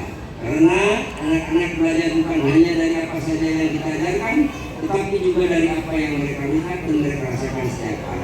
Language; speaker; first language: Indonesian; native; Indonesian